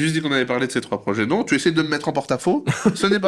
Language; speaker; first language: French; native; French